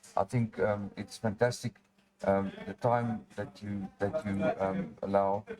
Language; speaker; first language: English; non-native, local second language; Afrikaans